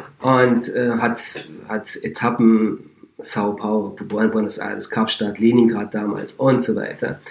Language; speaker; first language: German; native; German